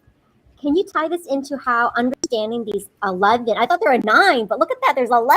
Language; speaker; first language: English; native; English